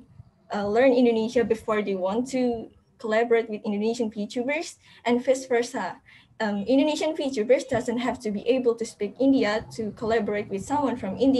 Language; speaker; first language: English; non-native, fluent; Indonesian